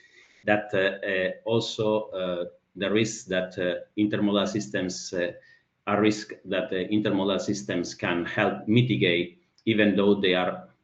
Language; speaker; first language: English; non-native, fluent; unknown